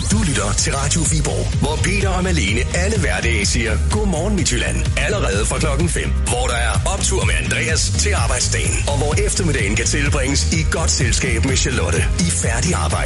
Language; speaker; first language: Danish; native; Danish